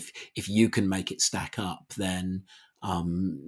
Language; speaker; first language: English; native; English